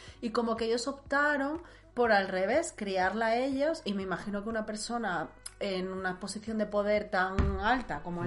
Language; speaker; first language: Spanish; native; Spanish